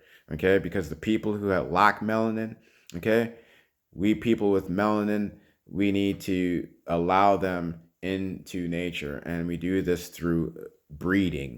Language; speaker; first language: English; native; English